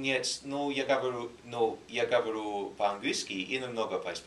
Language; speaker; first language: Russian; non-native, learner; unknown